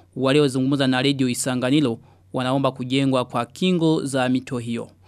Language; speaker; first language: Swahili; non-native, local second language; Rundi